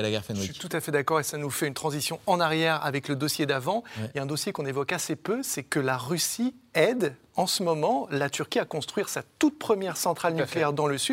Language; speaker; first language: French; native; French